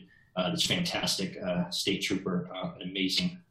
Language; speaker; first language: English; native; English